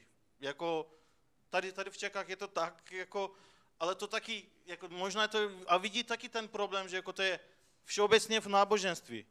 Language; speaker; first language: Czech; non-native, fluent; Turkish